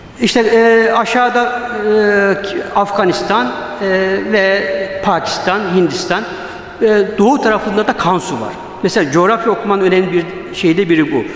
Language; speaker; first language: Turkish; early bilingual, other home language; Uyghur